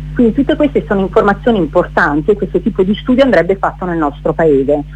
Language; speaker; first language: Italian; early bilingual, other home language; Kinyarwanda